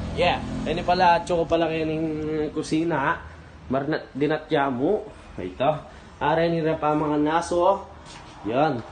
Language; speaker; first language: Filipino; non-native, local second language; Pampanga